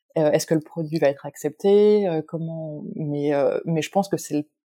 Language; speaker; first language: French; native; French